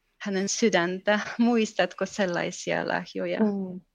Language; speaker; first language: Finnish; non-native, fluent; Polish